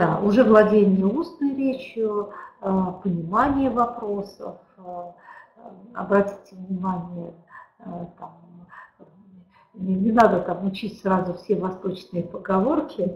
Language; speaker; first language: Russian; native; Russian